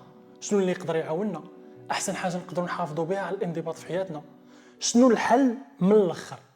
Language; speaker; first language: Arabic; native; Arabic